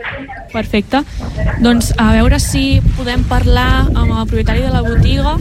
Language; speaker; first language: Catalan; native; Catalan